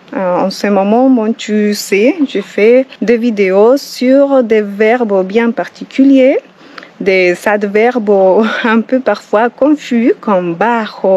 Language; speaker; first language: French; non-native, fluent; Spanish